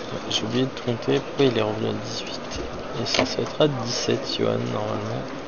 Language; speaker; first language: French; native; French